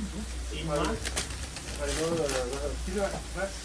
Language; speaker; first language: Danish; non-native, fluent; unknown